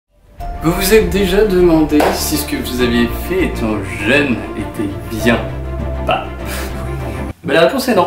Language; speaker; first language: French; native; French